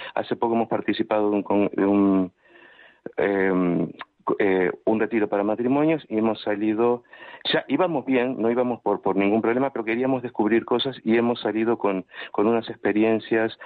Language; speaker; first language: Spanish; native; Spanish